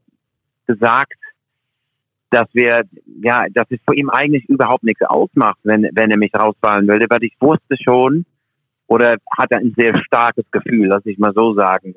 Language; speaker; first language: German; non-native, fluent; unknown